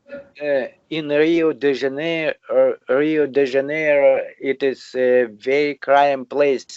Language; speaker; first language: English; non-native, learner; Russian